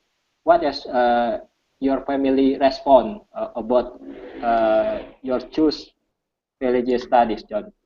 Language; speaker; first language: English; non-native, learner; Indonesian